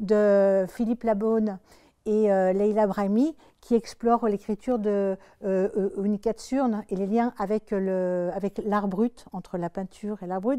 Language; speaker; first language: French; native; French